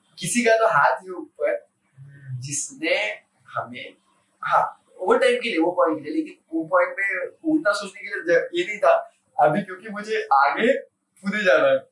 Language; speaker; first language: Hindi; non-native, local second language; Marathi